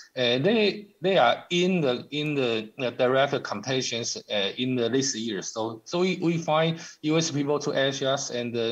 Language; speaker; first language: English; non-native, learner; Chinese